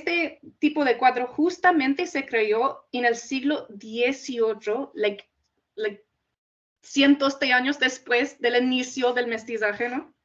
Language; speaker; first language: Spanish; non-native, fluent; English